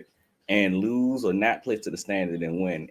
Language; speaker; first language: English; native; English